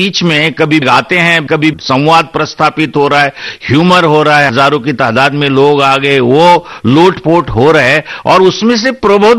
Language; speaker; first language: Hindi; non-native, local second language; Marathi